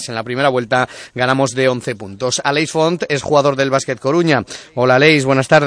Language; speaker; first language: Spanish; native; Spanish